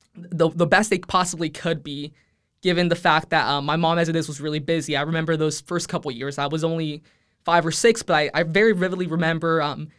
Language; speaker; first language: English; early bilingual, other home language; Spanish